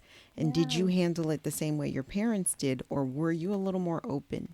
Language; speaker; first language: English; native; English